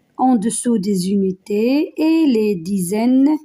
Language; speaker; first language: French; non-native, local second language; Arabic